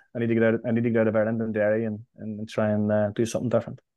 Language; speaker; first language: English; native; English